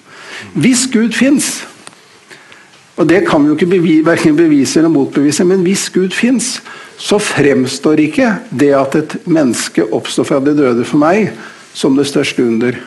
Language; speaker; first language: Norwegian; native; Norwegian